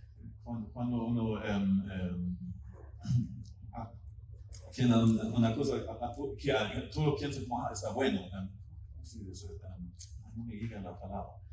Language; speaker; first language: Spanish; non-native, fluent; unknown